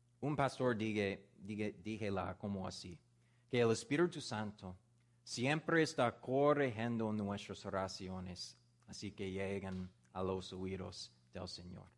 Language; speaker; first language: Spanish; non-native, learner; English